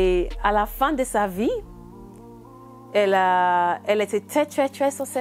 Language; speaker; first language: French; non-native, learner; English